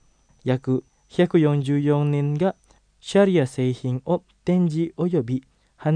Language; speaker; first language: Japanese; non-native, fluent; Indonesian